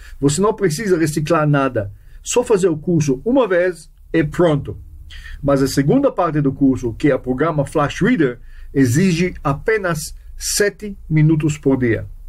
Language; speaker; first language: Portuguese; non-native, fluent; Hebrew